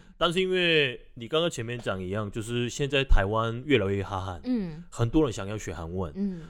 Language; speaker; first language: Chinese; non-native, fluent; Korean